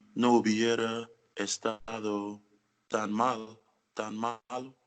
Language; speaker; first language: Spanish; non-native, learner; English